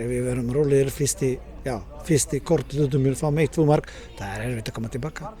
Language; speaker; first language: Icelandic; non-native, learner; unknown